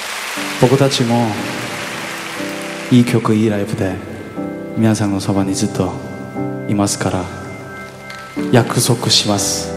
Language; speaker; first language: Japanese; non-native, fluent; Korean